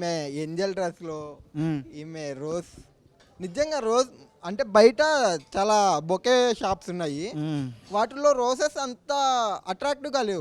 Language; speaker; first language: Telugu; native; Telugu